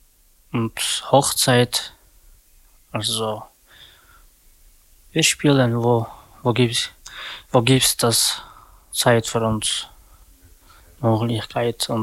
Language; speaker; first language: German; non-native, learner; Romany